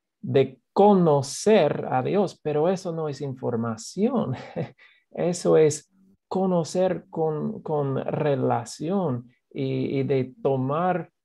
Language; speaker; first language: Spanish; non-native, fluent; English